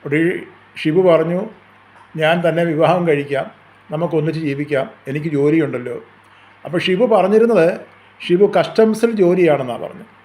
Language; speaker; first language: Malayalam; native; Malayalam